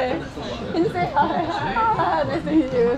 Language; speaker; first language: English; non-native, learner; Korean